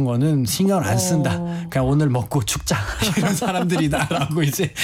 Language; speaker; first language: Korean; non-native, fluent; Nepali